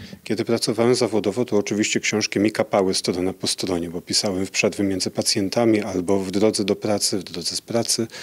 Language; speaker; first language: Polish; native; Polish